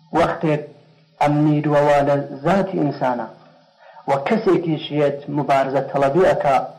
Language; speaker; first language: Central Kurdish; native; Central Kurdish